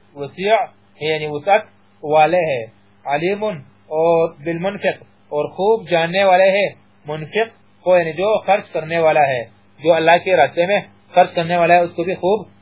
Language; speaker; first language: Urdu; non-native, local second language; Pashto